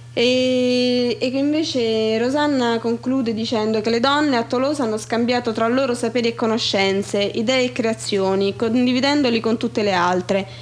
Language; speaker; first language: Italian; native; Italian